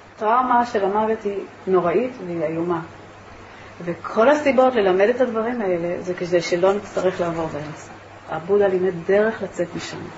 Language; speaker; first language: Hebrew; native; Hebrew